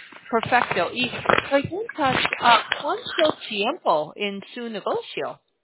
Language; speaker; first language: Spanish; non-native, learner; English